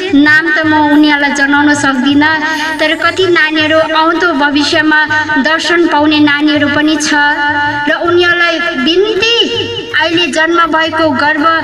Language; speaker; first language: Nepali; non-native, local second language; Limbu